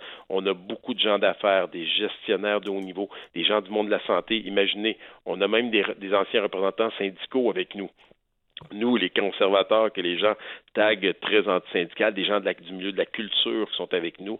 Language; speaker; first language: French; native; French